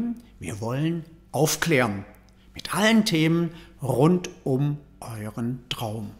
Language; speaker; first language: German; native; German